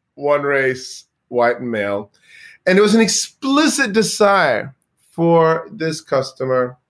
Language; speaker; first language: English; early bilingual, other home language; Swedish